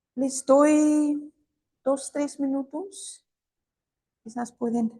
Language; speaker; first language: Spanish; non-native, fluent; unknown